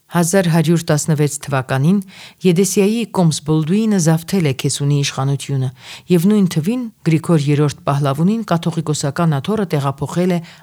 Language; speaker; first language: Armenian; native; Armenian